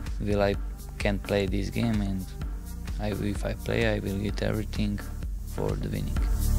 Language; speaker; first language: English; non-native, learner; Bosnian